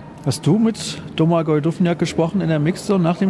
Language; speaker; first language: German; native; German